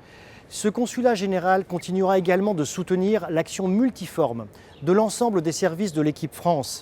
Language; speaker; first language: French; native; French